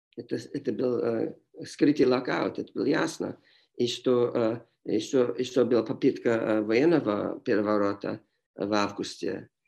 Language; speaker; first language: Russian; non-native, fluent; English